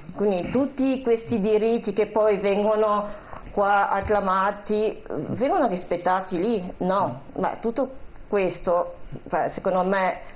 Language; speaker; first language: Italian; non-native, fluent; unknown